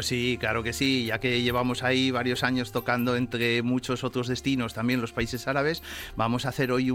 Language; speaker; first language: Spanish; native; Spanish